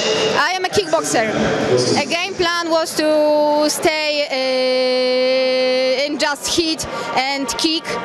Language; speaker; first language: English; non-native, learner; Polish